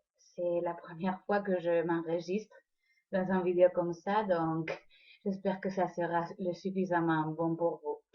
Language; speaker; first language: French; non-native, fluent; Spanish